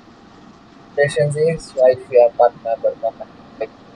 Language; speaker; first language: German; non-native, learner; Bangla